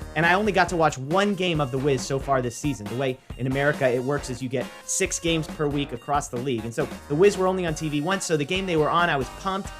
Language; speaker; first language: English; native; English